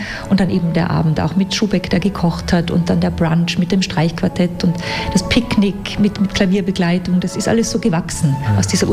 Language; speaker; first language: German; native; German